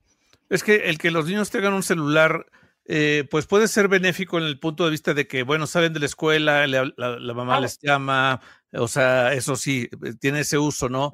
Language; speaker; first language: Spanish; native; Spanish